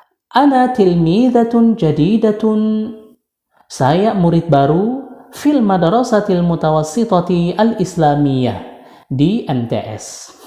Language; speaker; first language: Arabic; non-native, fluent; Indonesian